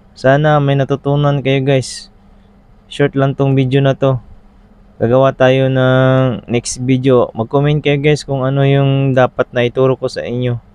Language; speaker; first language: Filipino; non-native, local second language; Cebuano